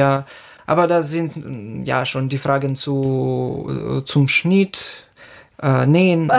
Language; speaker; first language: German; non-native, fluent; Ukrainian